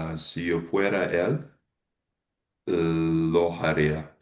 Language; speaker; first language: Spanish; non-native, learner; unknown